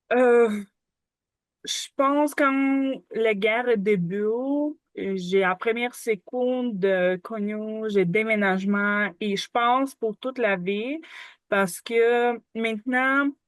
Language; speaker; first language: French; non-native, learner; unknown